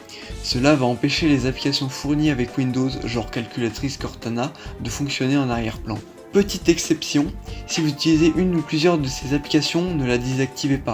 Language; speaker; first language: French; native; French